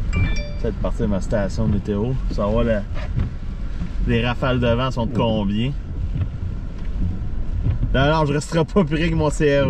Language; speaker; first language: French; native; French